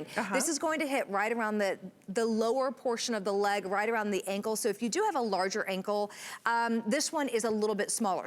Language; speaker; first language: English; native; English